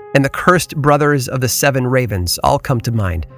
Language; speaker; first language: English; native; English